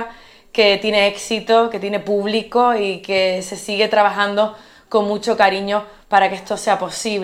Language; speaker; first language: Spanish; native; Spanish